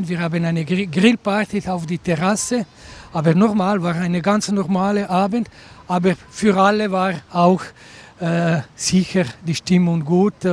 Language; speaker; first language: German; non-native, local second language; Italian